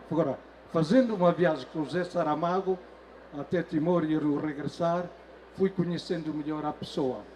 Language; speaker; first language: Portuguese; non-native, local second language; Tetum